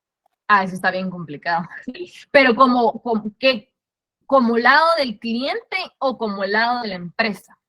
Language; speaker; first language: Spanish; native; Spanish